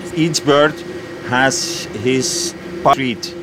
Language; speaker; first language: English; non-native, fluent; Dutch